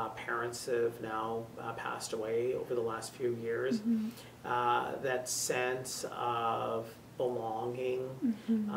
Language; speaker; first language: English; native; English